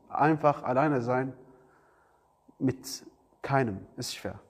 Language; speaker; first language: German; non-native, learner; Arabic